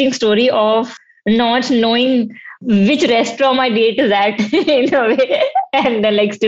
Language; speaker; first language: English; non-native, local second language; Hindi